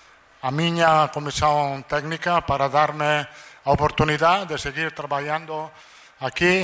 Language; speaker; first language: Portuguese; non-native, learner; Italian